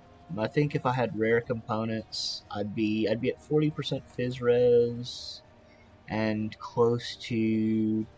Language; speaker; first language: English; native; English